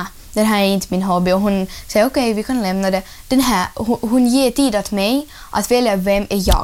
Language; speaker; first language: Swedish; non-native, learner; Russian